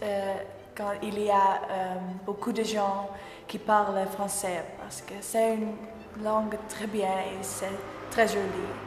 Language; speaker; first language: French; non-native, learner; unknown